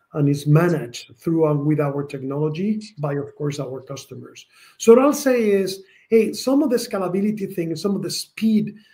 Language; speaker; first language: English; non-native, fluent; Spanish